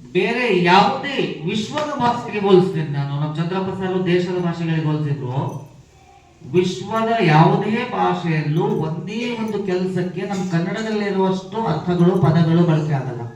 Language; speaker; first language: Kannada; non-native, local second language; Urdu